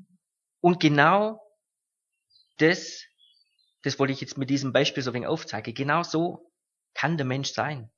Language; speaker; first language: German; native; German